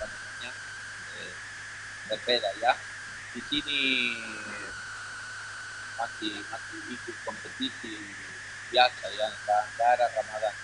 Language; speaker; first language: Indonesian; non-native, learner; Spanish